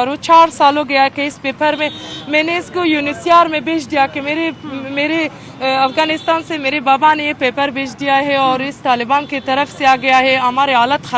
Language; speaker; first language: Hindi; non-native, learner; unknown